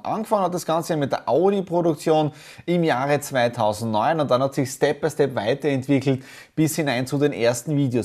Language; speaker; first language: German; native; German